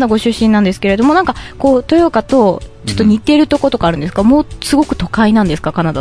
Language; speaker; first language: Japanese; native; Japanese